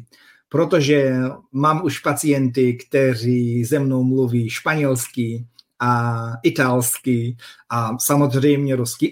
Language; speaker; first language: Czech; non-native, fluent; Polish